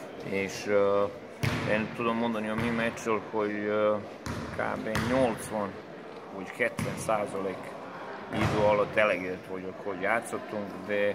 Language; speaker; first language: Hungarian; non-native, fluent; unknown